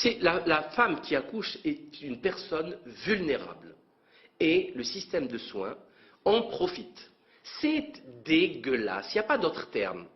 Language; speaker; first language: French; native; French